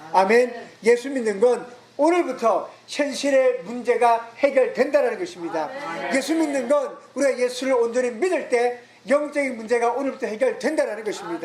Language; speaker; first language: Korean; native; Korean